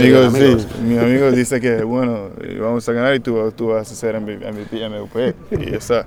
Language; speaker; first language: Spanish; non-native, learner; Hungarian